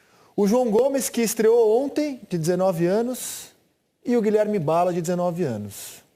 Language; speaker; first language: Portuguese; native; Portuguese